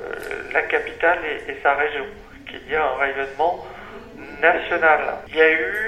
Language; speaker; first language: French; native; French